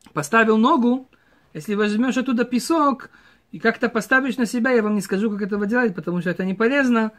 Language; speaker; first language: Russian; early bilingual, heritage; Hebrew